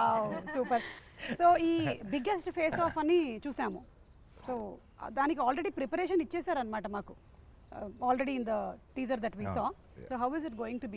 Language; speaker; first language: Telugu; native; Telugu